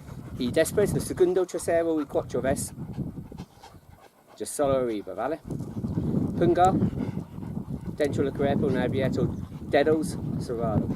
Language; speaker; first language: Spanish; non-native, learner; English